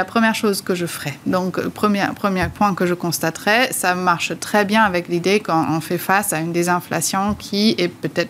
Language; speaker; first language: French; native; French